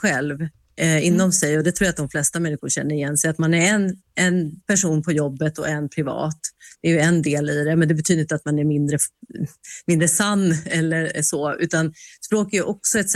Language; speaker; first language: Swedish; native; Swedish